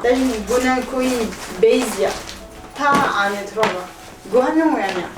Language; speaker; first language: Korean; non-native, learner; French